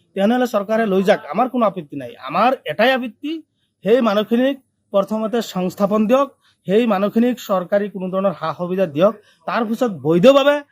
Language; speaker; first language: Assamese; non-native, local second language; Bangla